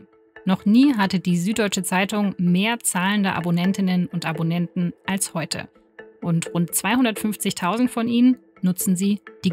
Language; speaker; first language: German; native; German